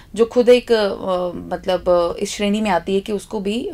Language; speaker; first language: Hindi; native; Hindi